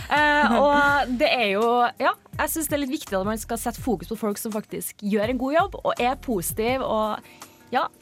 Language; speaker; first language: Norwegian; native; Norwegian